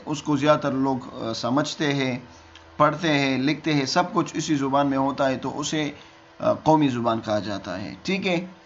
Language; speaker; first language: Urdu; non-native, local second language; Pashto